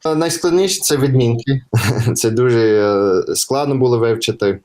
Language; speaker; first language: Ukrainian; non-native, learner; English